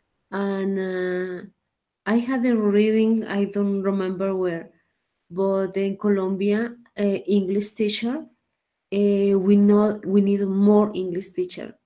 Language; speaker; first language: English; non-native, learner; Spanish